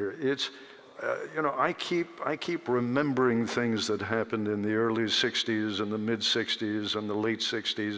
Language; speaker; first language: English; native; English